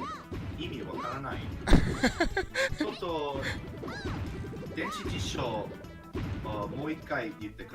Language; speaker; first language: Japanese; non-native, learner; English